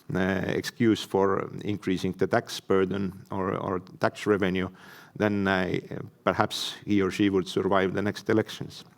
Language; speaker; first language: English; non-native, fluent; Estonian